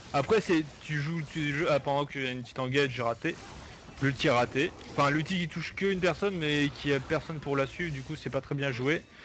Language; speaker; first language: French; native; French